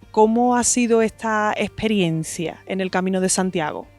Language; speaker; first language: Spanish; native; Spanish